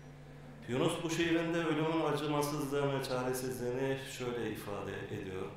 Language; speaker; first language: Turkish; native; Turkish